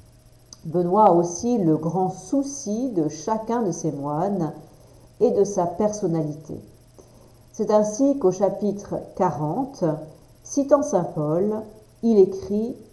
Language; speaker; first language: French; native; French